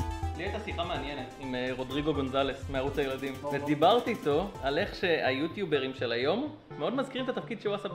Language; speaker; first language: Hebrew; native; Hebrew